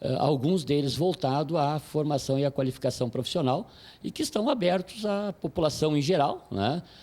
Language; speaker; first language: Portuguese; native; Portuguese